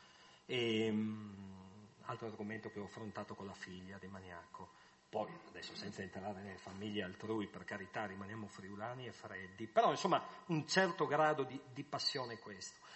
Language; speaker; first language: Italian; native; Italian